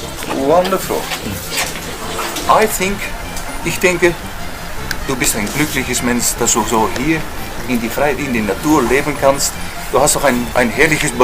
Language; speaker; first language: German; non-native, learner; English